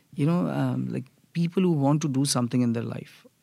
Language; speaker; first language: English; non-native, local second language; Gujarati